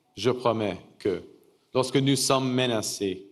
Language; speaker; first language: French; non-native, fluent; English